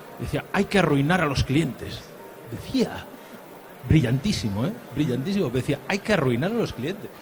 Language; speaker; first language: Spanish; native; Spanish